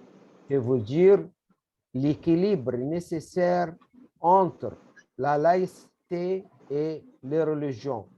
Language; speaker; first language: French; non-native, fluent; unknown